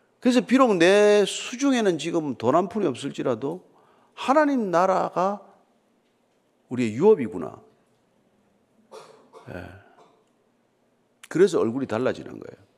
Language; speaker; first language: Korean; native; Korean